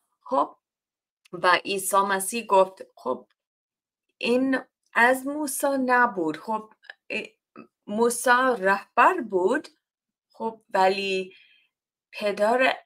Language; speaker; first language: Persian; non-native, learner; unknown